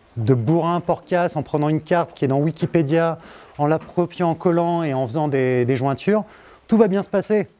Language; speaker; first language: French; native; French